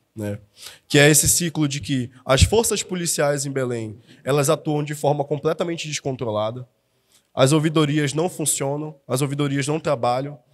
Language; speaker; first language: Portuguese; native; Portuguese